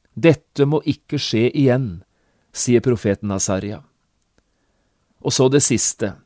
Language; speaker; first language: Norwegian; native; Norwegian